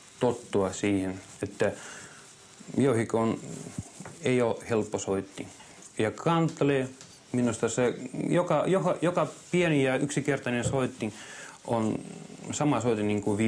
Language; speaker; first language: Finnish; non-native, fluent; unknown